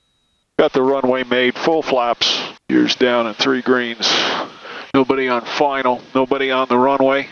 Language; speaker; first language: English; native; English